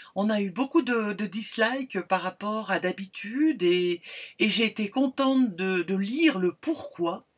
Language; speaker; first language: French; native; French